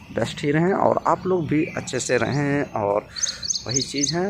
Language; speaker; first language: Hindi; native; Hindi